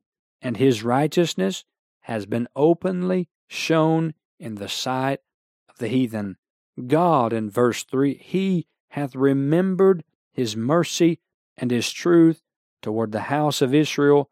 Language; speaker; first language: English; native; English